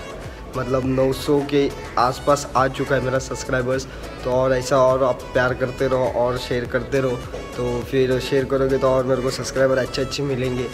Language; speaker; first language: Hindi; non-native, local second language; Marathi